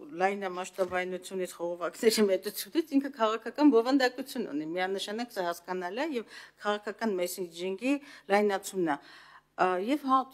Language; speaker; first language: Armenian; native; Armenian